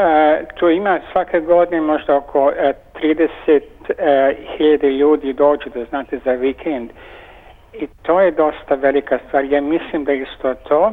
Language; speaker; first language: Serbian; early bilingual, heritage; Serbian